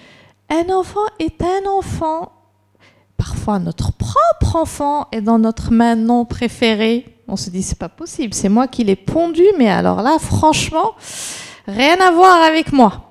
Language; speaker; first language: French; non-native, local second language; Arabic